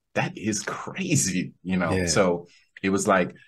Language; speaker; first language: English; native; English